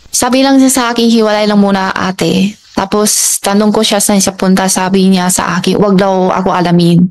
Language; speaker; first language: Filipino; non-native, learner; Chinese